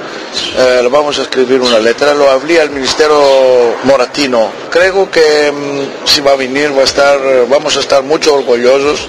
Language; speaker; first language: Spanish; early bilingual, heritage; Ladino